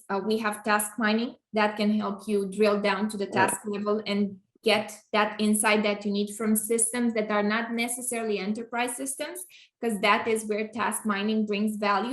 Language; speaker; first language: English; non-native, fluent; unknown